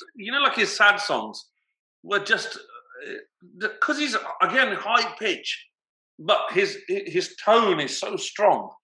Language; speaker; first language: English; early bilingual, other home language; Punjabi